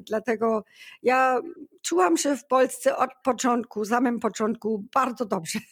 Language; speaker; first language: Polish; non-native, learner; German